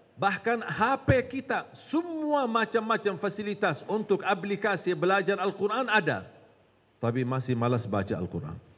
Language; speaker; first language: Indonesian; non-native, fluent; Arabic